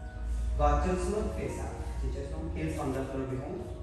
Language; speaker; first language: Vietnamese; non-native, learner; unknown